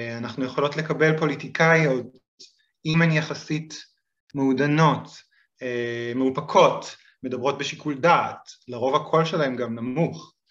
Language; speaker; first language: Hebrew; native; Hebrew